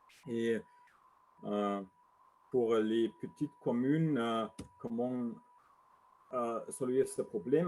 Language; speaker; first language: French; non-native, learner; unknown